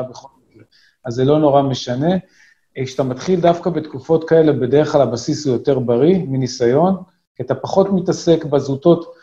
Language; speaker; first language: Hebrew; native; Hebrew